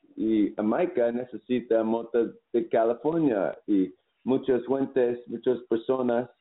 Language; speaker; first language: Spanish; non-native, learner; English